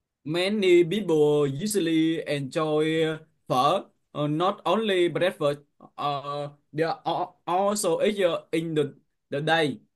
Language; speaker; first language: English; non-native, learner; Vietnamese